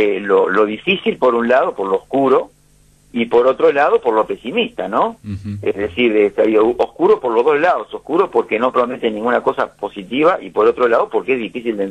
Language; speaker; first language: Spanish; native; Spanish